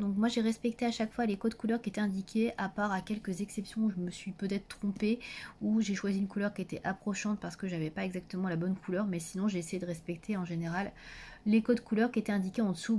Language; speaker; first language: French; native; French